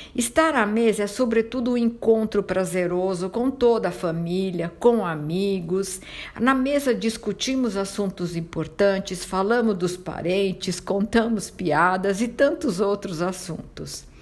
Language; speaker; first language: Portuguese; non-native, fluent; Italian